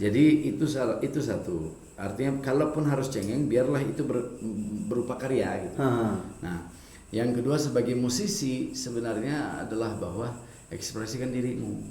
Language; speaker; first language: Indonesian; non-native, fluent; English